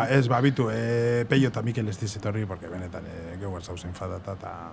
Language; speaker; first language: Basque; native; Basque